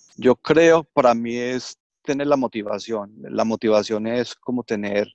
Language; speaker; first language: Spanish; early bilingual, heritage; English